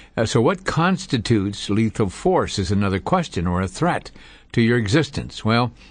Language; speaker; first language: English; native; English